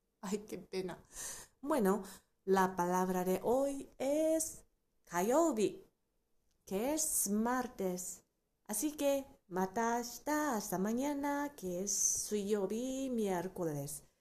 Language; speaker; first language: Spanish; non-native, fluent; Japanese